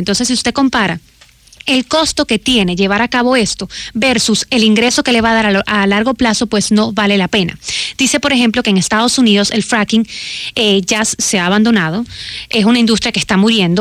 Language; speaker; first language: Spanish; native; Spanish